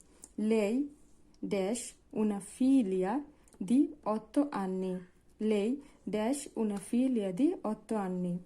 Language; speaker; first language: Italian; non-native, fluent; Bangla